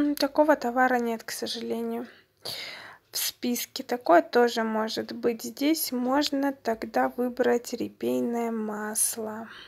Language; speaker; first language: Russian; non-native, local second language; Armenian